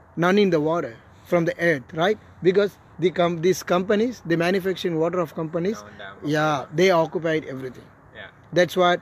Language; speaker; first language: English; non-native, local second language; Tamil